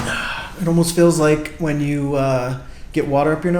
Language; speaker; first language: English; native; English